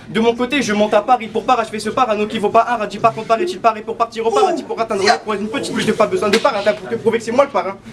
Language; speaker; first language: French; native; French